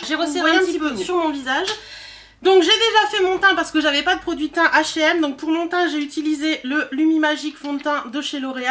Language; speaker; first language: French; native; French